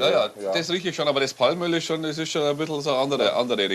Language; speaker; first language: German; native; German